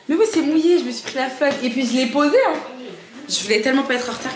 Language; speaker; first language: French; native; French